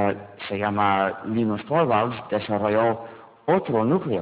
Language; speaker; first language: Spanish; non-native, fluent; English